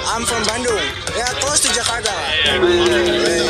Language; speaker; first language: English; non-native, learner; Sundanese